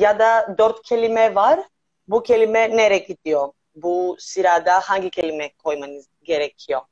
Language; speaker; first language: Turkish; non-native, learner; Greek